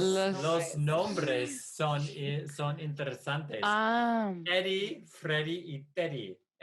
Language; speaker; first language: Spanish; non-native, fluent; English